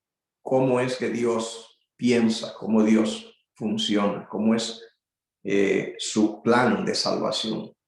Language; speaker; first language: Spanish; native; Spanish